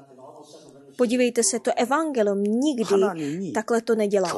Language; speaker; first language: Czech; non-native, fluent; Korean